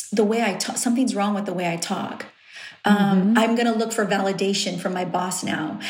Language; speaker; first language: English; native; English